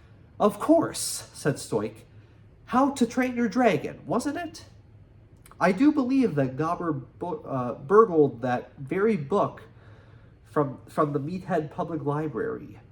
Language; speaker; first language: English; native; English